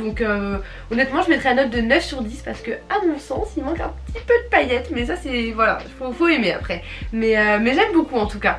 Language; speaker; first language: French; native; French